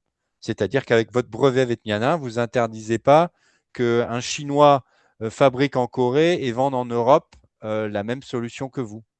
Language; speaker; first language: French; native; French